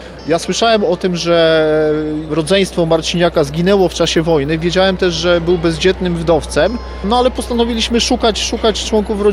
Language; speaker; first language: Polish; native; Polish